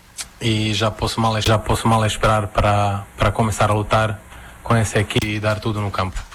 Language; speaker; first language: Portuguese; non-native, fluent; Croatian